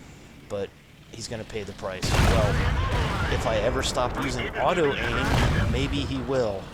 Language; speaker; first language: English; native; English